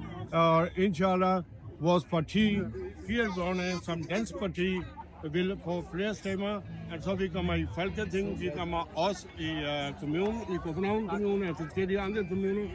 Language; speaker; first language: Danish; non-native, fluent; Urdu